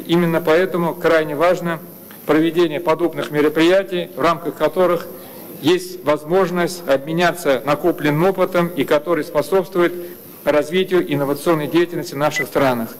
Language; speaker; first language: Russian; native; Russian